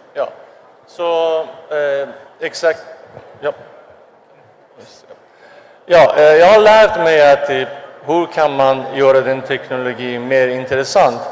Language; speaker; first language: Swedish; non-native, fluent; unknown